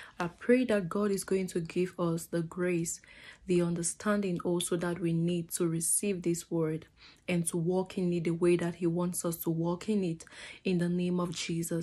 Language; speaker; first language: English; non-native, fluent; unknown